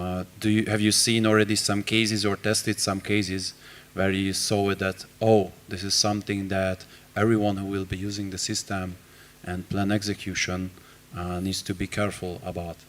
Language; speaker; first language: English; non-native, fluent; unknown